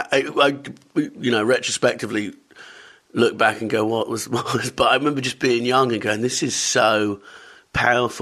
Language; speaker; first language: English; native; English